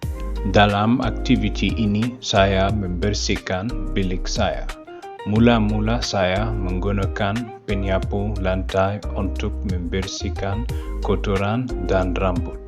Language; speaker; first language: Indonesian; non-native, learner; Arabic